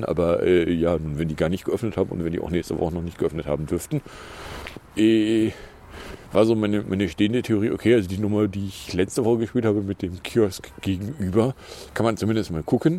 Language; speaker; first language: German; native; German